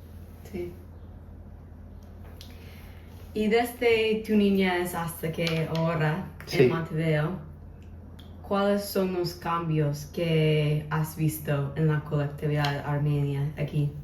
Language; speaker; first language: Spanish; non-native, learner; English